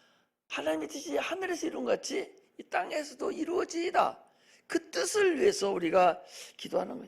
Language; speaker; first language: Korean; native; Korean